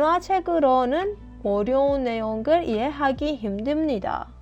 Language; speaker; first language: Korean; non-native, fluent; Persian